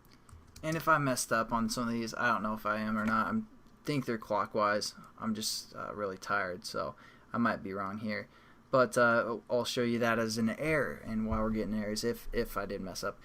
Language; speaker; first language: English; native; English